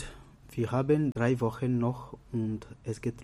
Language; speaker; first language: German; non-native, learner; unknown